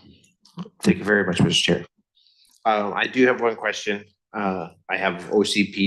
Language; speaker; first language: English; native; English